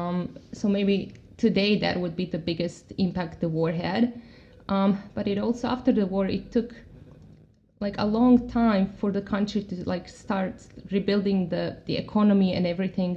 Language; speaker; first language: English; non-native, fluent; Croatian